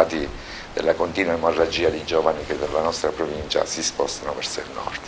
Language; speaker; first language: Italian; native; Italian